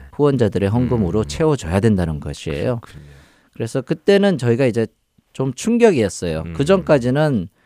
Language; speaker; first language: Korean; native; Korean